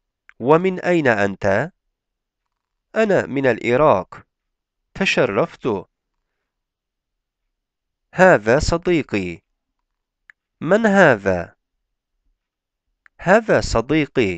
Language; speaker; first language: Arabic; non-native, fluent; Turkish